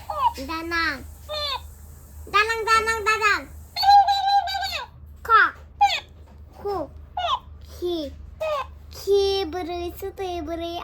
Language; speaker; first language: Vietnamese; non-native, learner; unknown